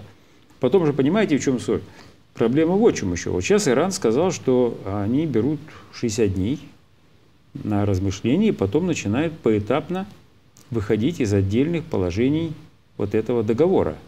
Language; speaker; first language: Russian; native; Russian